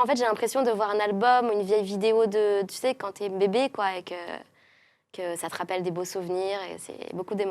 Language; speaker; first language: French; native; French